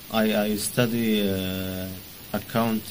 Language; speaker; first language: English; non-native, learner; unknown